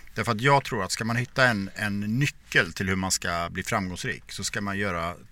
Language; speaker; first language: Swedish; native; Swedish